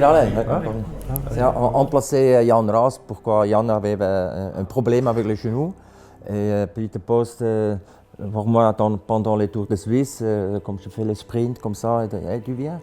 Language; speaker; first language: French; non-native, local second language; German